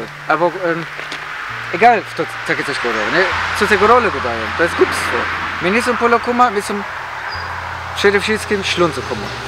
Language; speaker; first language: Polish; early bilingual, heritage; German